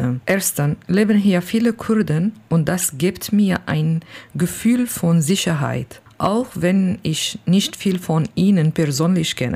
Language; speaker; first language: German; non-native, learner; Kurdish